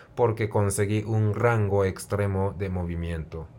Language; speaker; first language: Spanish; non-native, fluent; Japanese